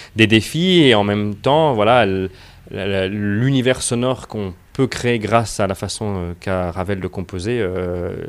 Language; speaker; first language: French; native; French